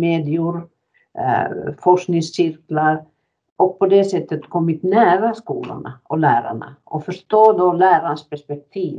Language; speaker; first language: Swedish; non-native, fluent; Finnish